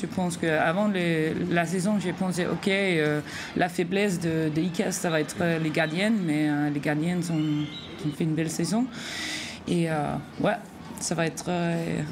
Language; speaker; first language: French; non-native, fluent; Danish